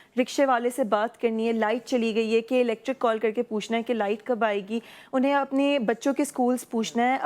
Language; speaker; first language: Urdu; non-native, local second language; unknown